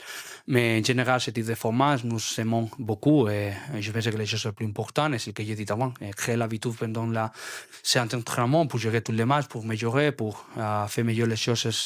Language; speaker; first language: French; non-native, learner; Spanish